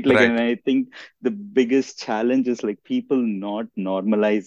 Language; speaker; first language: English; non-native, local second language; Tamil